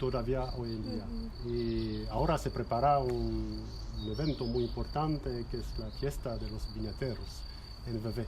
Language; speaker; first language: Spanish; non-native, fluent; French